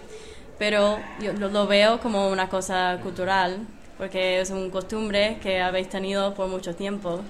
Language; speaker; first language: Spanish; non-native, fluent; English